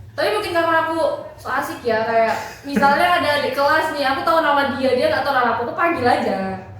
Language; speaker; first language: Indonesian; native; Indonesian